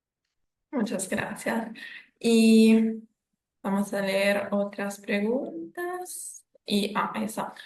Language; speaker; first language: Spanish; non-native, fluent; Italian